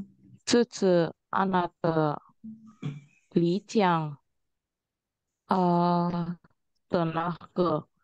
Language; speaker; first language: Chinese; non-native, learner; Indonesian